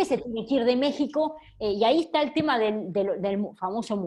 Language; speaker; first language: Spanish; native; Spanish